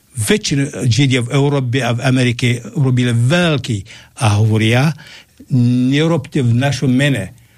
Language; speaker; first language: Slovak; non-native, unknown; Arabic